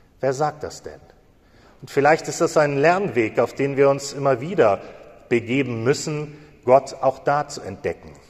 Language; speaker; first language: German; native; German